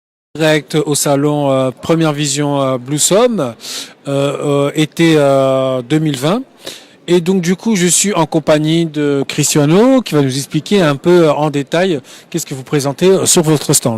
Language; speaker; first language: French; native; French